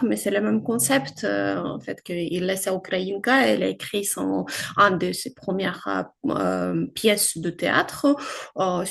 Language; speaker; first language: French; non-native, fluent; Ukrainian